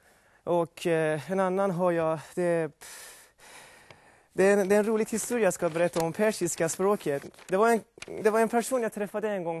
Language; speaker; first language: Swedish; non-native, fluent; Persian